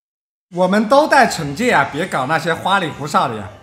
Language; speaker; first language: Chinese; native; Chinese